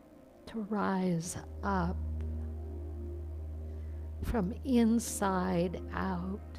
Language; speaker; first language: English; native; English